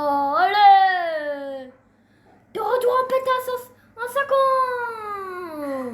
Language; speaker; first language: French; native; French